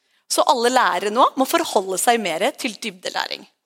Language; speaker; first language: Norwegian; native; Norwegian